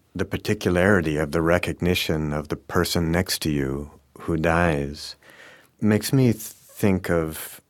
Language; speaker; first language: English; native; English